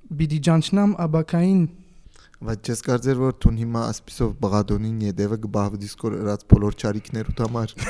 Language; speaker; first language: Armenian; early bilingual, heritage; Armenian